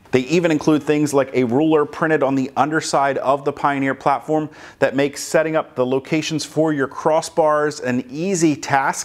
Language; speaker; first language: English; native; English